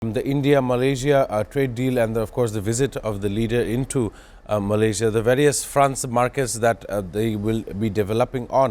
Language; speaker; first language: English; non-native, local second language; Bangla